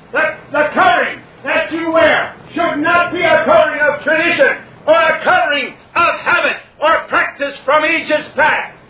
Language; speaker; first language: English; native; English